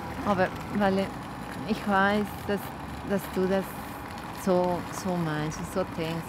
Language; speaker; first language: German; non-native, fluent; Spanish